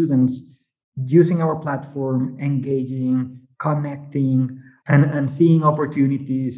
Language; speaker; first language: English; non-native, fluent; Spanish